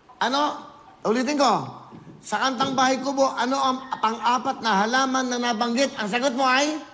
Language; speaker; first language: Filipino; native; Filipino